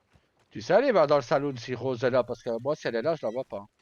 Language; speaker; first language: French; native; French